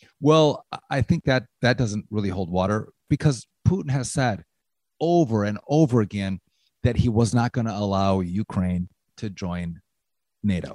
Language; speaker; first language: English; native; English